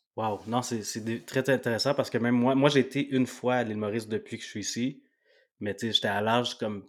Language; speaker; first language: French; native; French